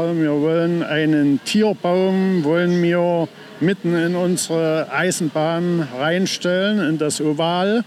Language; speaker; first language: German; native; German